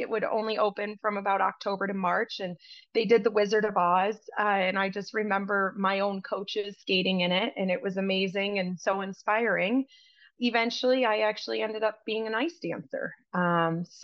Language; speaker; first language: English; native; English